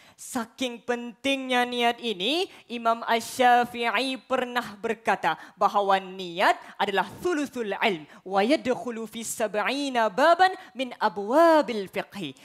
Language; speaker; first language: Malay; native; Malay